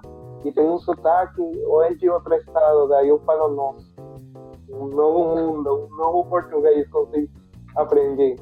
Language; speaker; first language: Portuguese; non-native, fluent; Spanish